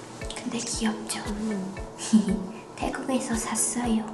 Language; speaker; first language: Korean; non-native, learner; Thai